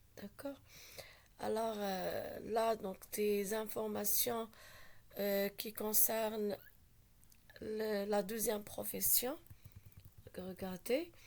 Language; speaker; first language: French; non-native, local second language; Arabic